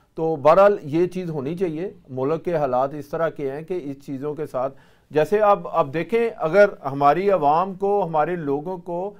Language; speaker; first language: Urdu; native; Urdu